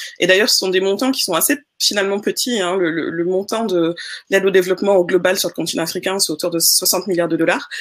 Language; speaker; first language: French; non-native, local second language; Wolof